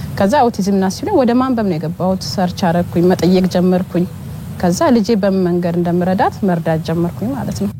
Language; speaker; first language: Amharic; native; Amharic